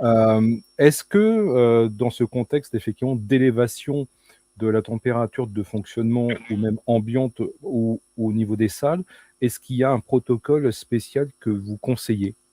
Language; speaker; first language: French; native; French